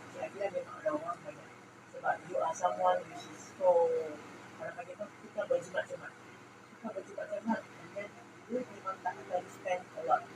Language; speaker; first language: Malay; non-native, local second language; Chinese